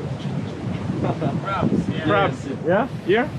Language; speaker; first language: English; non-native, learner; French